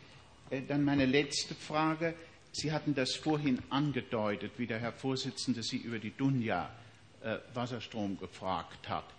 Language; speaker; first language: German; native; German